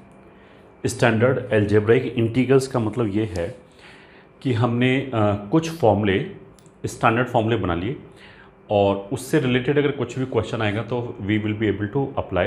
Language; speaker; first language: Hindi; native; Hindi